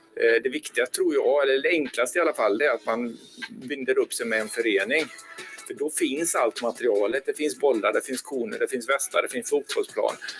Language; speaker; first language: Swedish; native; Swedish